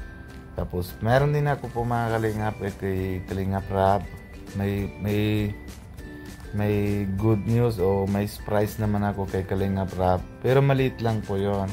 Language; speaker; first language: Filipino; non-native, learner; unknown